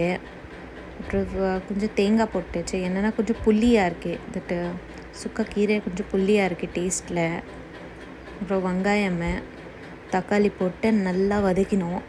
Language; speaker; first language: Tamil; non-native, learner; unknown